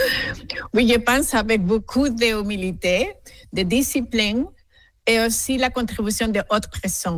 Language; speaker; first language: French; non-native, fluent; Spanish